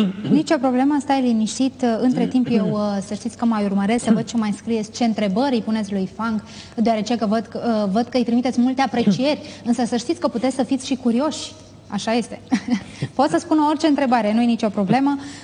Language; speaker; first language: Romanian; native; Romanian